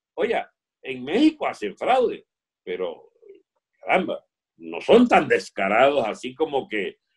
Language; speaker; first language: Spanish; native; Spanish